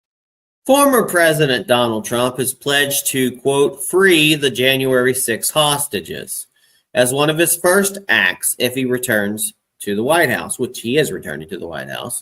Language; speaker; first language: English; native; English